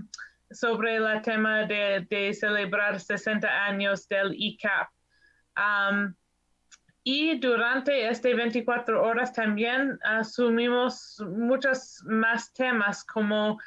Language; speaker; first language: Spanish; non-native, learner; English